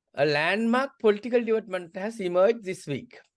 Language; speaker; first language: English; non-native, local second language; Sinhala